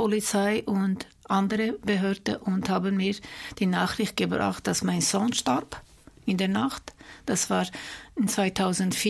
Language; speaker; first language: German; non-native, fluent; Armenian